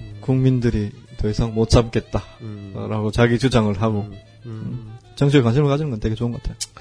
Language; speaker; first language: Korean; native; Korean